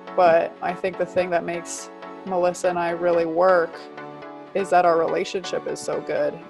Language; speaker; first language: English; native; English